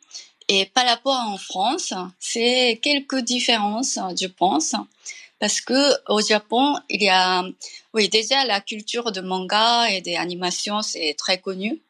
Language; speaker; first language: French; non-native, fluent; Japanese